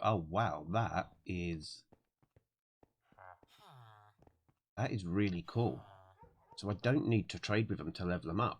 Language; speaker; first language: English; native; English